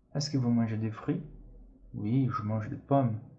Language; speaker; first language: French; non-native, fluent; Portuguese